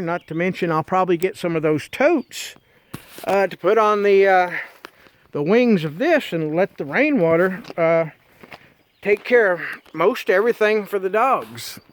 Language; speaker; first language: English; native; English